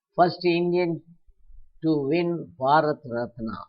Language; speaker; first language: English; non-native, local second language; Tamil